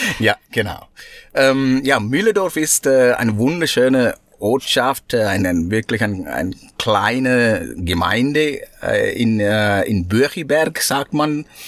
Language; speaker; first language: German; non-native, fluent; Sinhala